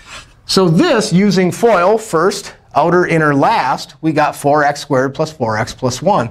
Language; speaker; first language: English; native; English